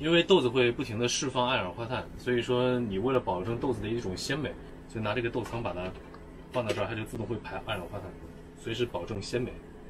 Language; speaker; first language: Chinese; native; Chinese